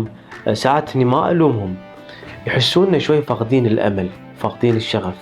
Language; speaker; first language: Arabic; native; Arabic